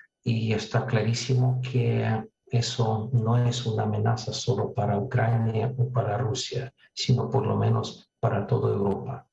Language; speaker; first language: Spanish; non-native, fluent; Russian